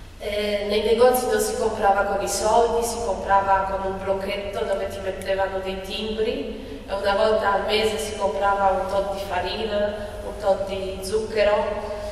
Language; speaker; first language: Italian; non-native, fluent; Polish